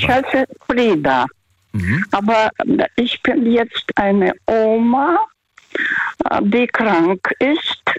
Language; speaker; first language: German; non-native, fluent; Russian